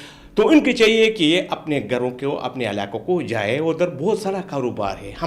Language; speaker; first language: Urdu; non-native, local second language; Pashto